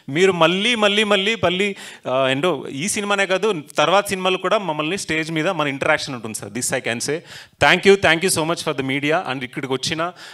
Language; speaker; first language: Telugu; native; Telugu